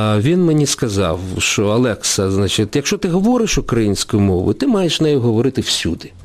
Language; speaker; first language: Ukrainian; non-native, local second language; Russian